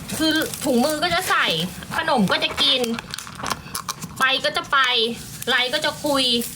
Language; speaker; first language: Thai; native; Thai